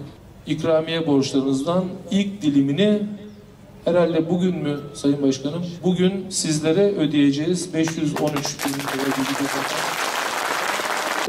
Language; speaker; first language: Turkish; native; Turkish